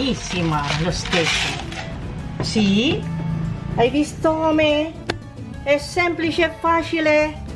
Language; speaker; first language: Italian; non-native, local second language; Filipino